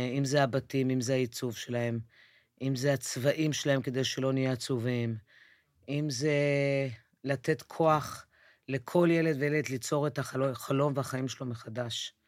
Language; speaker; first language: Hebrew; early bilingual, other home language; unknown